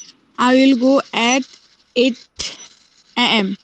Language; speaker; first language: English; non-native, learner; Bangla